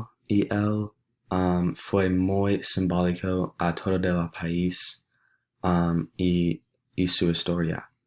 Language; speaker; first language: Spanish; non-native, learner; English